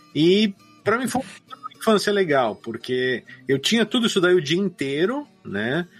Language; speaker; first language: Portuguese; native; Portuguese